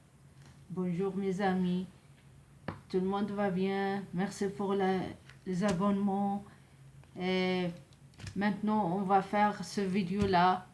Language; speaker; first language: French; non-native, local second language; Arabic